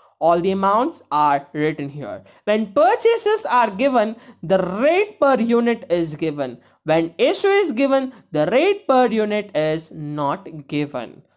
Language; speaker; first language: English; non-native, local second language; Kannada